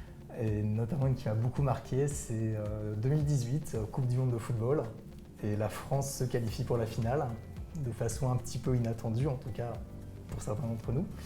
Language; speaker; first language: French; native; French